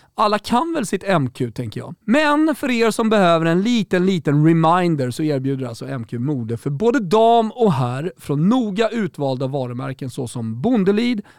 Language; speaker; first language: Swedish; native; Swedish